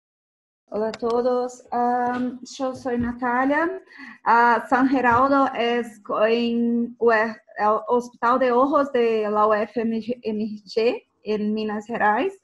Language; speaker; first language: Spanish; non-native, fluent; Portuguese